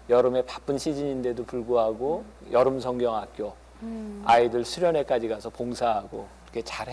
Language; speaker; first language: Korean; native; Korean